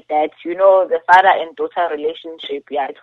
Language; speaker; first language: English; non-native, local second language; Zulu